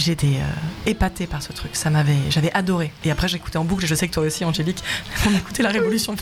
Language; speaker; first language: French; native; French